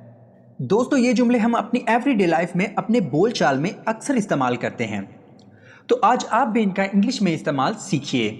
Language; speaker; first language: Urdu; native; Urdu